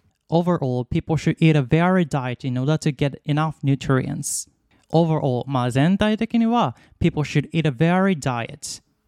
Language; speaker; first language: English; non-native, fluent; Japanese